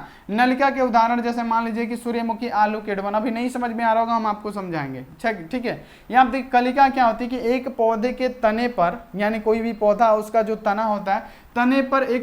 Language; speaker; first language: Hindi; native; Hindi